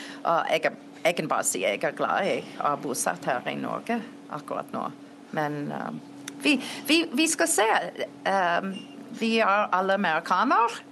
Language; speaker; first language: Norwegian; non-native, learner; English